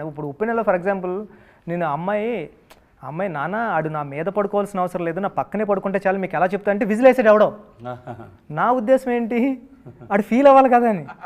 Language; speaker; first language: Telugu; native; Telugu